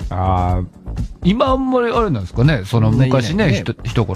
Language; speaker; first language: Japanese; native; Japanese